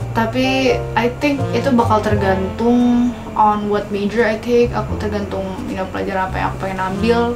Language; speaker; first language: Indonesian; non-native, local second language; English